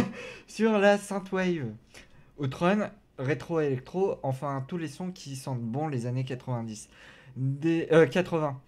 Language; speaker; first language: French; native; French